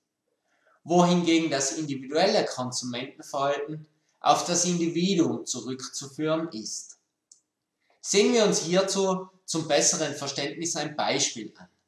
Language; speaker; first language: German; native; German